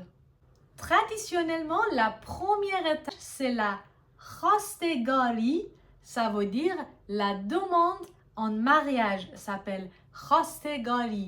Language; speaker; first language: French; non-native, fluent; Persian